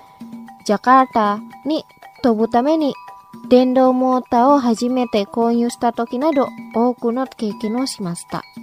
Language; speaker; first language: Japanese; non-native, fluent; Indonesian